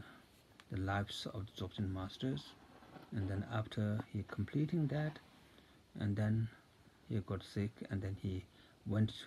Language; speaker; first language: English; non-native, fluent; Tibetan